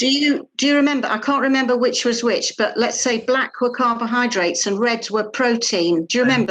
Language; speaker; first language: English; native; English